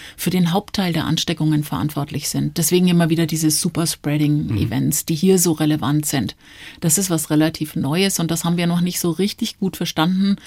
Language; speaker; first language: German; native; German